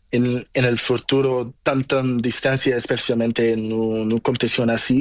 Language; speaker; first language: Spanish; non-native, learner; Portuguese